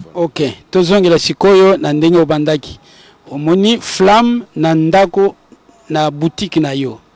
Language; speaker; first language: Lingala; non-native, local second language; Kongo